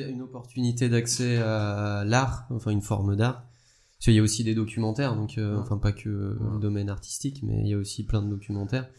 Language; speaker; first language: French; native; French